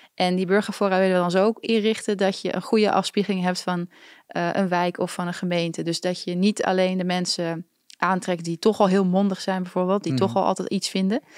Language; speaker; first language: Dutch; native; Dutch